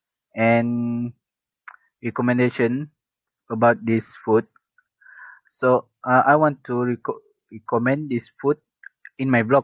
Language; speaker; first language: English; non-native, local second language; Malay